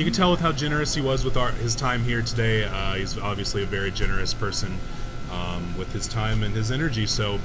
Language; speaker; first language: English; native; English